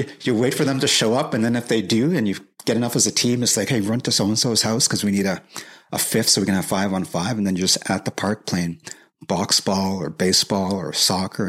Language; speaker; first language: English; native; English